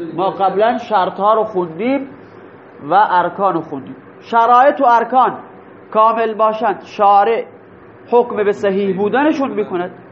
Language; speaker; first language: Persian; non-native, local second language; Baluchi